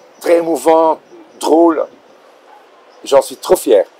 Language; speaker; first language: French; non-native, local second language; Dutch